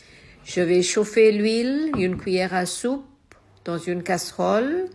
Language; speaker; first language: French; non-native, fluent; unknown